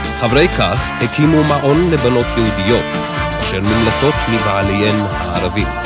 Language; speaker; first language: Hebrew; native; Hebrew